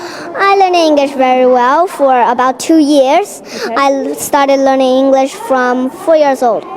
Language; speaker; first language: English; non-native, learner; Chinese